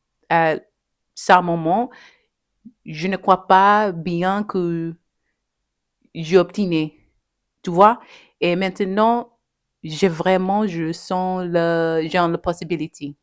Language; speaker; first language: French; non-native, learner; English